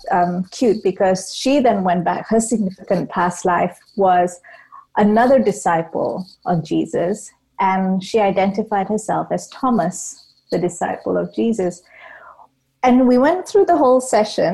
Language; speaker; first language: English; non-native, local second language; Tamil